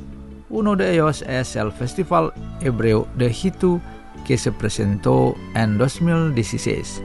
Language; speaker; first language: Spanish; non-native, fluent; Indonesian